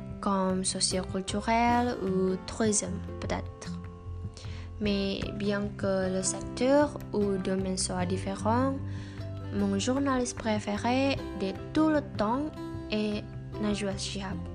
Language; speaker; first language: French; non-native, learner; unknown